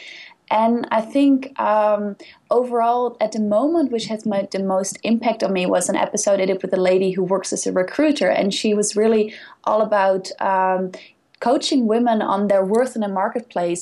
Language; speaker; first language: English; non-native, fluent; Dutch